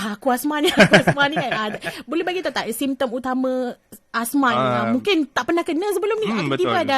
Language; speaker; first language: Malay; native; Malay